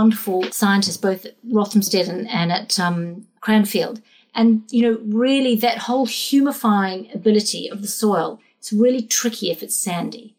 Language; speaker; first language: English; native; English